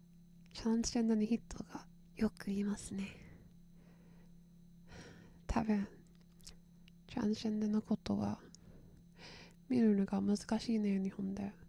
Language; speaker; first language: Japanese; non-native, learner; English